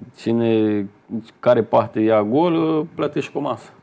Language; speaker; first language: Romanian; non-native, learner; Portuguese